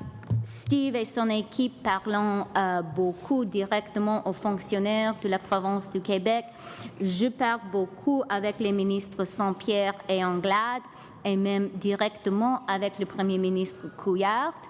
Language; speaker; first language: French; non-native, local second language; English